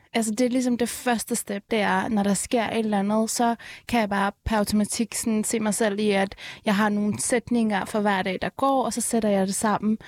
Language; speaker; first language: Danish; early bilingual, other home language; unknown